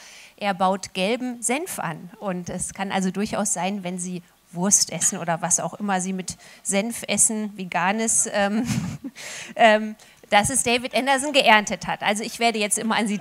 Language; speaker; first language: German; native; German